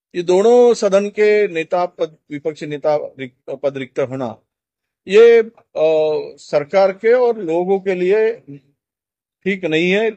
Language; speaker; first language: Hindi; non-native, local second language; Marathi